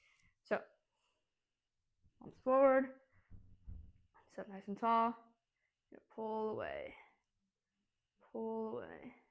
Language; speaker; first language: English; native; English